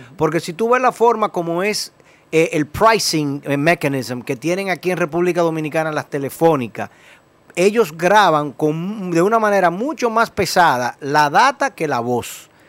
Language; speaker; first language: Spanish; native; Spanish